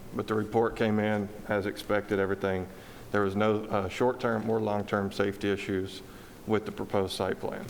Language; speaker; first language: English; native; English